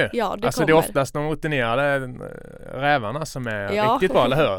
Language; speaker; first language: Swedish; native; Swedish